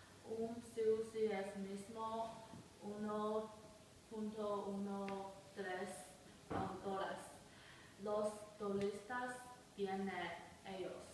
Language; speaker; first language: Spanish; non-native, learner; English